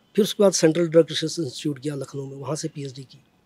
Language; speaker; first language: Hindi; native; Hindi